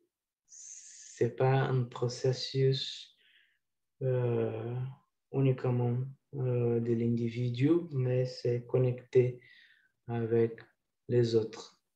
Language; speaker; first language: French; non-native, learner; Portuguese